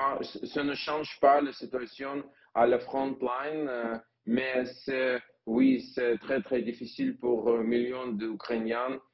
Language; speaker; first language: French; non-native, learner; Ukrainian